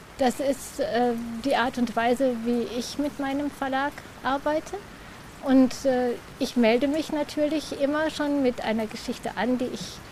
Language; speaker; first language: German; native; German